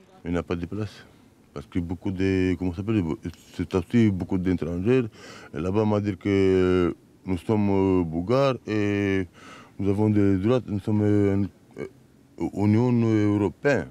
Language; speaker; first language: French; non-native, learner; Bulgarian